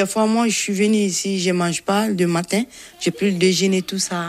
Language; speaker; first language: French; non-native, local second language; Bambara